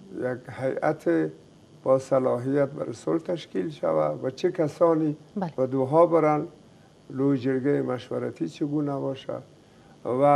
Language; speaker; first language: Persian; native; Persian